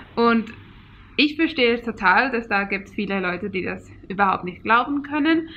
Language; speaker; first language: German; non-native, fluent; Finnish